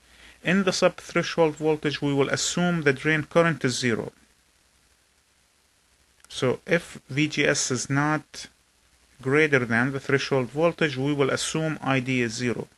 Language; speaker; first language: English; non-native, fluent; Arabic